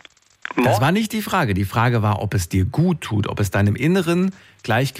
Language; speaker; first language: German; native; German